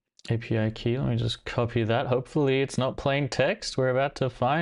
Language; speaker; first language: English; native; English